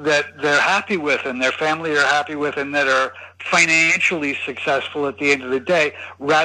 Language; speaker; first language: English; native; English